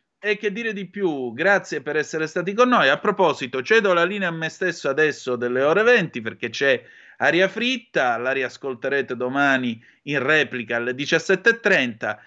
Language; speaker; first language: Italian; native; Italian